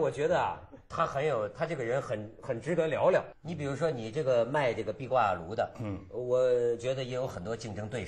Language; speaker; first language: Chinese; native; Chinese